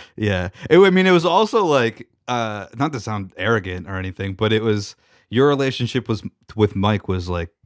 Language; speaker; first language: English; native; English